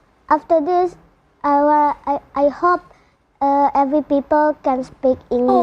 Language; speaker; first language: English; non-native, learner; Indonesian